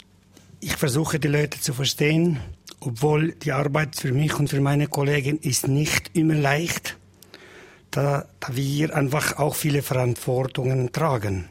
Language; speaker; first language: German; non-native, learner; Albanian